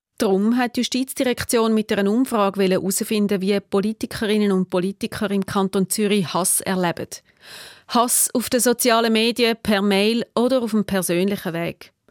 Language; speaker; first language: German; native; German